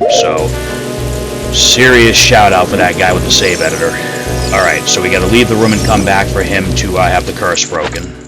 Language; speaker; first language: English; native; English